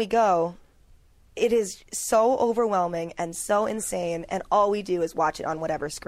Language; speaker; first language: English; native; English